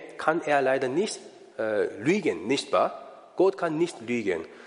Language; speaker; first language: German; non-native, learner; Korean